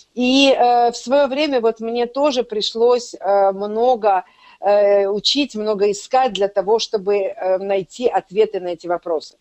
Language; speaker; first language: Russian; native; Russian